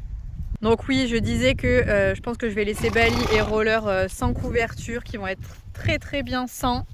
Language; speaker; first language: French; native; French